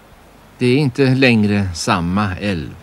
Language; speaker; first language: Swedish; native; Swedish